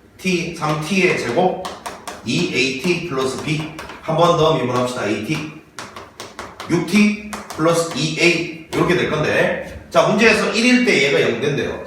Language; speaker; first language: Korean; native; Korean